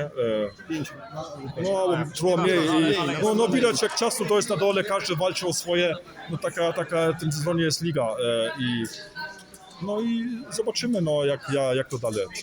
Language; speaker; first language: Polish; early bilingual, heritage; Polish